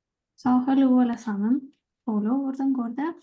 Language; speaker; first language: Norwegian; non-native, fluent; Lithuanian